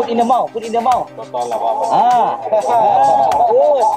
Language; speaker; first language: English; non-native, learner; Thai